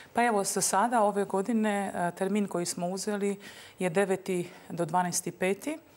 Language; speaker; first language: Croatian; native; Croatian